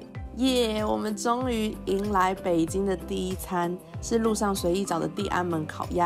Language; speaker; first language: Chinese; native; Chinese